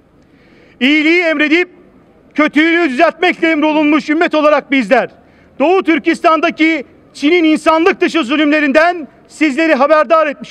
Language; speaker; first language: Turkish; native; Turkish